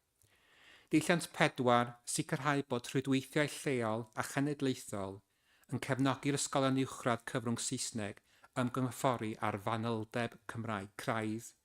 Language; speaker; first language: Welsh; native; Welsh